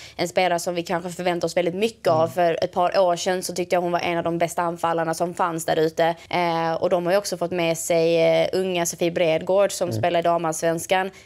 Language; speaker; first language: Swedish; native; Swedish